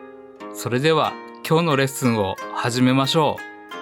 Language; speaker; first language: Japanese; native; Japanese